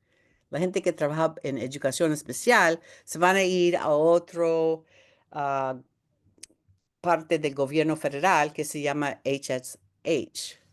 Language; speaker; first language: Spanish; early bilingual, heritage; Spanish